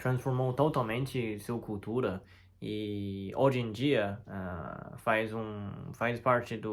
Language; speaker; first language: Portuguese; non-native, fluent; Chinese